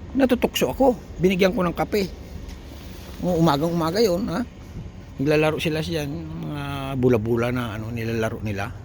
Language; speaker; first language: Filipino; native; Filipino